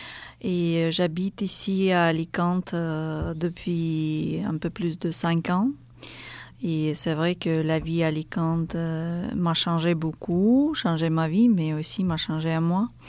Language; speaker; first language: French; non-native, fluent; Russian